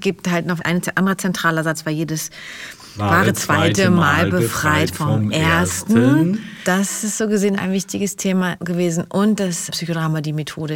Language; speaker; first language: German; native; German